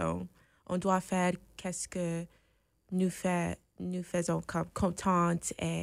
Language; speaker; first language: French; non-native, fluent; English